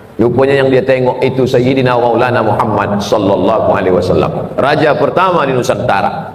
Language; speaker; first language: Malay; native; Malay